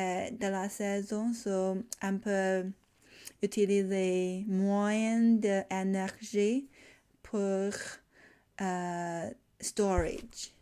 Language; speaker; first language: French; non-native, learner; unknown